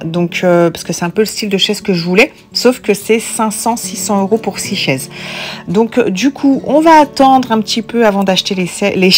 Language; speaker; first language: French; native; French